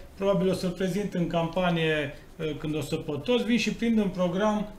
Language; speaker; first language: Romanian; native; Romanian